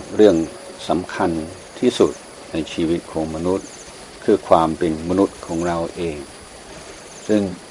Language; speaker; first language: Thai; non-native, fluent; English